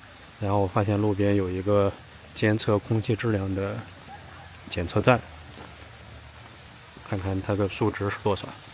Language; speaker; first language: Chinese; native; Chinese